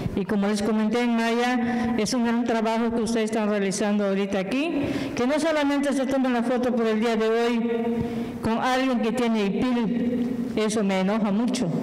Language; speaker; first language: Spanish; non-native, local second language; Yucateco